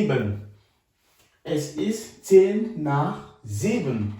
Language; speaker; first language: German; non-native, fluent; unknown